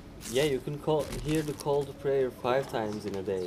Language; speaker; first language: English; non-native, fluent; Turkish